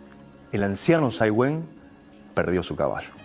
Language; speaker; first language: Spanish; native; Spanish